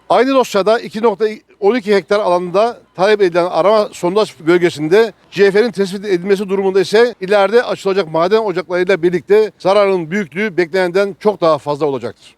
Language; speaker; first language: Turkish; native; Turkish